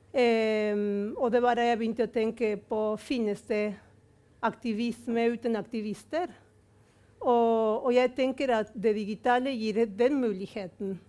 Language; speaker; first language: Norwegian; non-native, fluent; Spanish